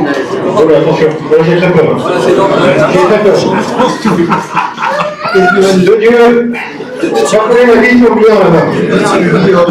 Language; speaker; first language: French; native; French